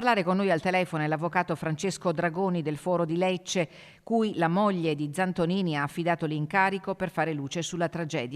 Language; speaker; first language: Italian; native; Italian